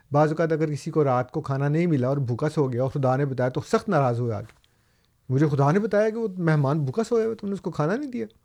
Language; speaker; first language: Urdu; native; Urdu